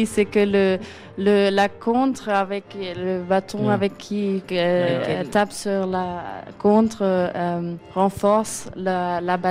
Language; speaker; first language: French; non-native, learner; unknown